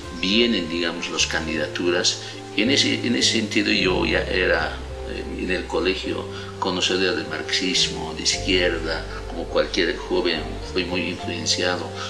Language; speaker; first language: Spanish; non-native, local second language; Aymara